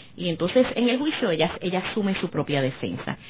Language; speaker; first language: Spanish; native; Spanish